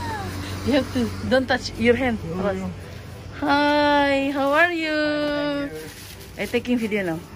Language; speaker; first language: English; non-native, learner; Indonesian